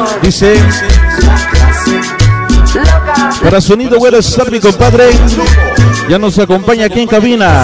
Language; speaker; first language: Spanish; native; Spanish